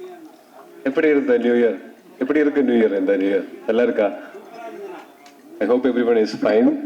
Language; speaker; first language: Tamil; non-native, learner; Malayalam